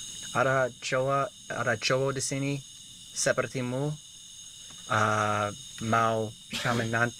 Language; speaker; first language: Indonesian; non-native, learner; English